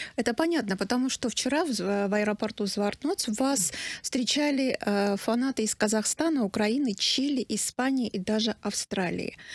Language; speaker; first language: Russian; non-native, local second language; Armenian